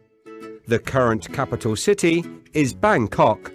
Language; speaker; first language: English; non-native, learner; Thai